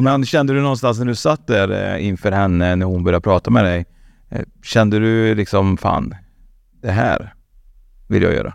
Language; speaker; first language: Swedish; native; Swedish